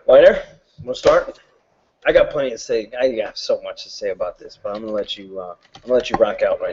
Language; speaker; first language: English; native; English